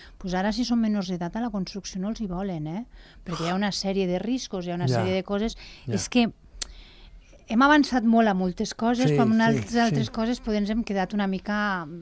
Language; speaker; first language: Catalan; non-native, local second language; Spanish